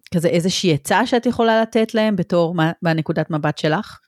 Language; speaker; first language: Hebrew; early bilingual, other home language; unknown